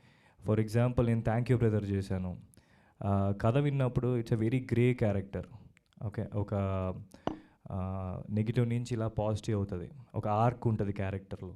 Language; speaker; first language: Telugu; native; Telugu